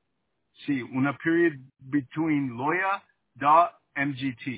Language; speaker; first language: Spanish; early bilingual, heritage; Spanish